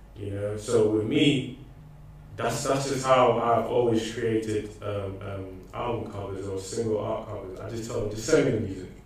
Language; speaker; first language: English; non-native, local second language; Akan